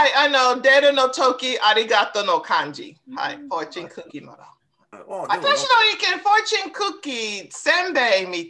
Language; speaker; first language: Japanese; non-native, learner; English